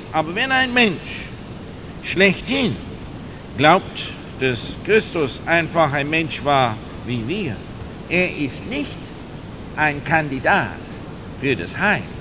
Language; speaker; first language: German; non-native, fluent; English